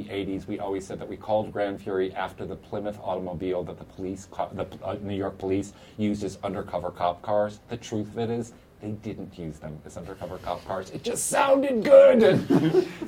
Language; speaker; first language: English; native; English